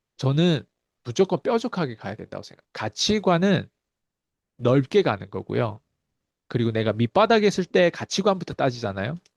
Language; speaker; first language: Korean; early bilingual, heritage; Korean